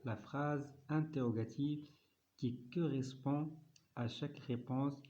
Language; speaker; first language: French; non-native, local second language; Arabic